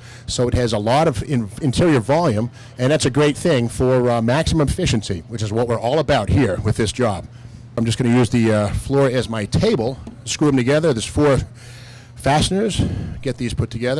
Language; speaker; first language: English; native; English